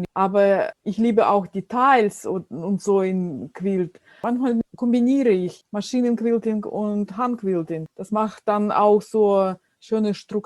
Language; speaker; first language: German; non-native, fluent; Russian